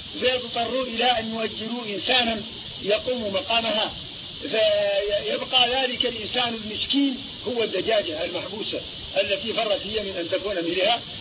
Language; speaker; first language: Arabic; native; Arabic